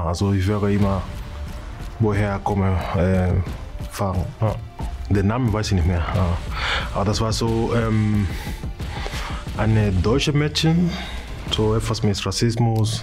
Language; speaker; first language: German; non-native, learner; Spanish